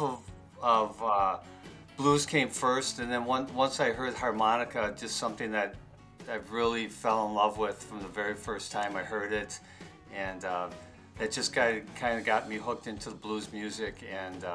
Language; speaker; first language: English; native; English